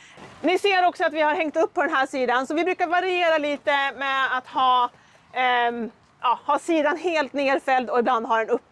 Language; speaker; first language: Swedish; native; Swedish